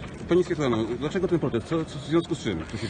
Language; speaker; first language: Polish; native; Polish